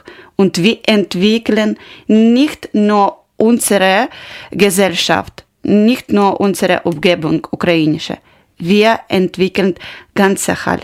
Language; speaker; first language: German; non-native, learner; Ukrainian